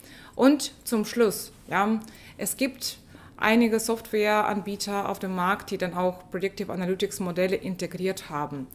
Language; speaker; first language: German; non-native, fluent; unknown